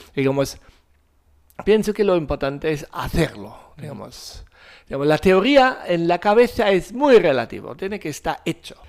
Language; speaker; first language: Spanish; non-native, fluent; German